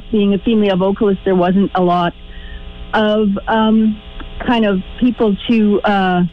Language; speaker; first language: English; native; English